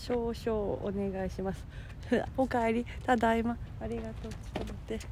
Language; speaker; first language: Japanese; non-native, fluent; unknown